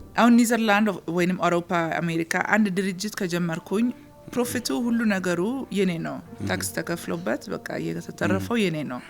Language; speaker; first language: Amharic; early bilingual, heritage; Amharic